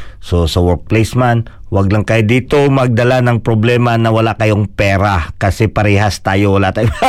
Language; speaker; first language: Filipino; non-native, local second language; Cebuano